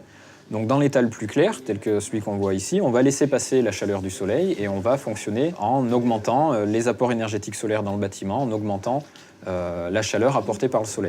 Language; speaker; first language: French; native; French